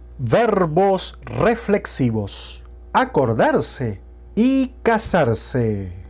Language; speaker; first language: Spanish; non-native, fluent; Portuguese